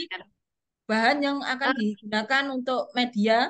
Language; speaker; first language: Indonesian; native; Indonesian